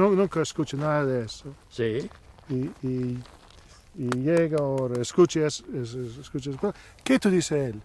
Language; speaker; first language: Spanish; non-native, learner; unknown